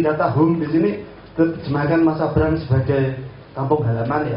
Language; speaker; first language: Indonesian; native; Indonesian